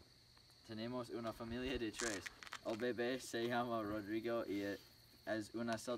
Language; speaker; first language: Spanish; non-native, learner; English